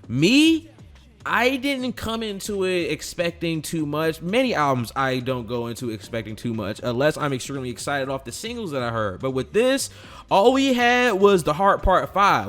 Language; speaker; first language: English; native; English